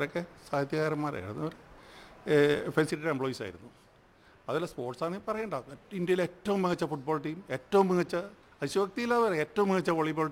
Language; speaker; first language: Malayalam; native; Malayalam